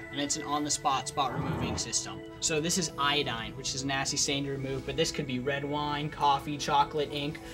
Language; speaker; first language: English; native; English